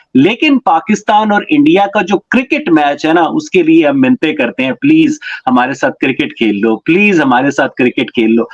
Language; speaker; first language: Urdu; native; Urdu